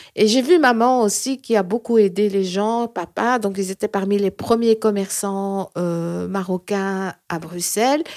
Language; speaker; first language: French; native; French